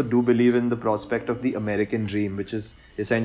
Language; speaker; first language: English; non-native, local second language; Hindi